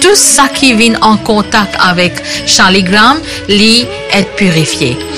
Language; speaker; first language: French; non-native, local second language; Morisyen